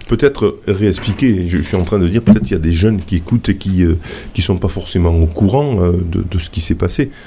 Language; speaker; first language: French; native; French